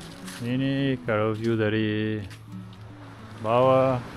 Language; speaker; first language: Indonesian; non-native, learner; French